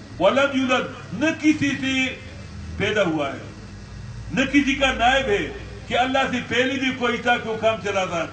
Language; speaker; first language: Urdu; non-native, local second language; Pashto